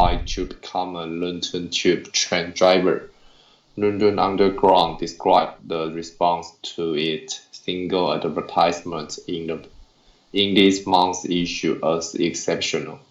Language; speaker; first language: English; non-native, learner; Chinese